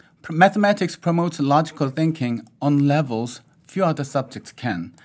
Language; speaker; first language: English; non-native, fluent; Korean